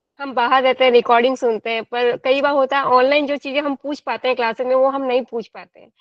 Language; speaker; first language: Hindi; native; Hindi